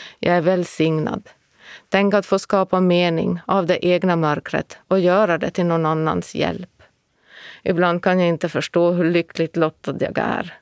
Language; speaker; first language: Swedish; native; Swedish